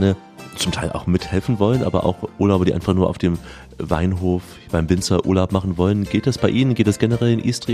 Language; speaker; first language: German; native; German